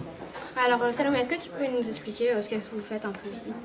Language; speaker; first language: French; native; French